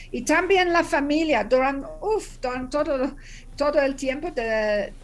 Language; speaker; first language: Spanish; non-native, learner; English